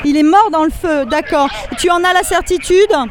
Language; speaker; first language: French; native; French